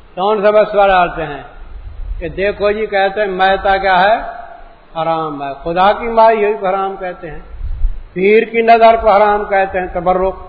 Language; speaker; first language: Urdu; non-native, local second language; Punjabi